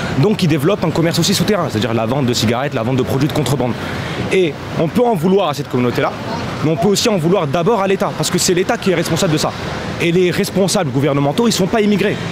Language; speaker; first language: French; native; French